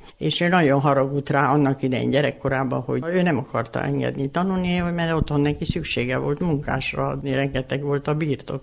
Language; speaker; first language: Hungarian; native; Hungarian